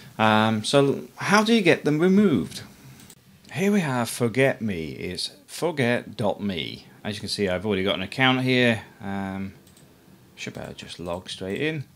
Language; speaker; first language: English; native; English